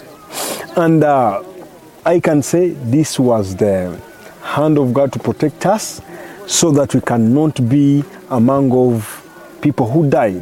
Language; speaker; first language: English; non-native, local second language; Kinyarwanda